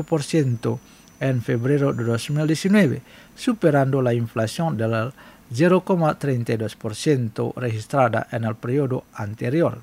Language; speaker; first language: Spanish; non-native, fluent; Indonesian